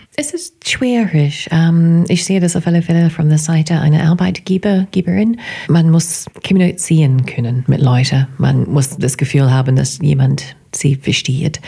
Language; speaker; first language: German; non-native, fluent; English